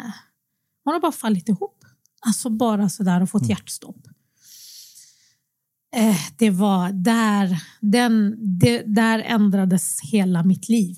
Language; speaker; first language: Swedish; early bilingual, other home language; Arabic